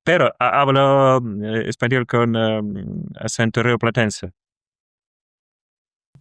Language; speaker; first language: Spanish; non-native, learner; Russian